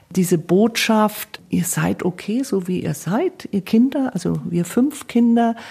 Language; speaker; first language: German; native; German